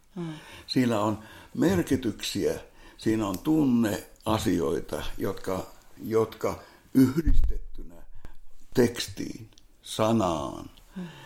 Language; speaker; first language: Finnish; non-native, local second language; Swedish